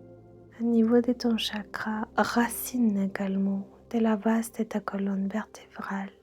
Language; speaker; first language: French; non-native, fluent; Spanish